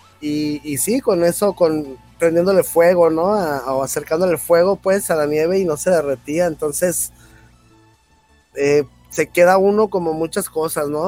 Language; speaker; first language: Spanish; native; Spanish